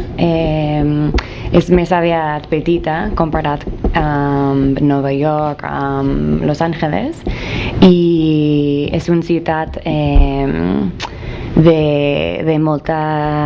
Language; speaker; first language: Catalan; non-native, learner; English